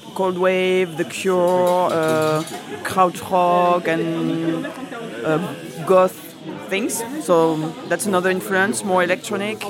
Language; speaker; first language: English; non-native, fluent; French